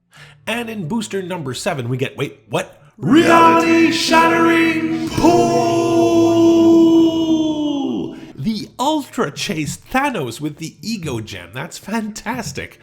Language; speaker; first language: English; native; English